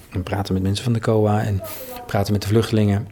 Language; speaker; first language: Dutch; native; Dutch